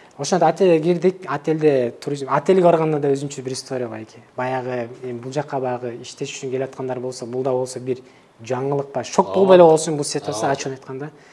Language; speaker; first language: Kyrgyz; native; Kyrgyz